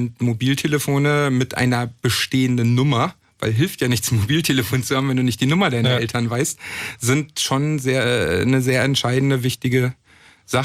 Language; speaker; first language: German; native; German